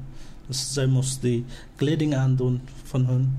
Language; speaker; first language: Dutch; non-native, learner; Nepali